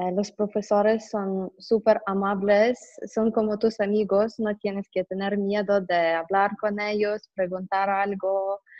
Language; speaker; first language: Spanish; non-native, fluent; Russian